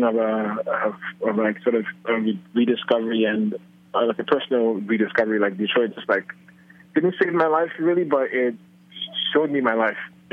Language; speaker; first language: English; non-native, local second language; Yoruba